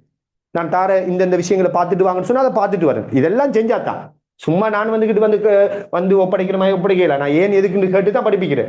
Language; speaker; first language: Tamil; native; Tamil